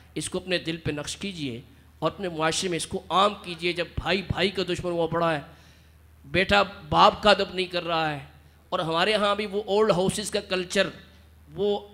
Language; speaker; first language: Urdu; non-native, local second language; Punjabi